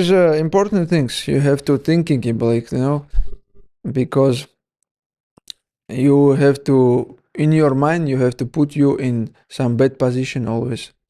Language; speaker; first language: English; non-native, learner; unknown